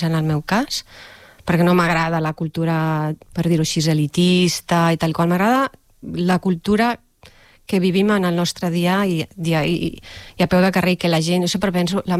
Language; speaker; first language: Catalan; native; Catalan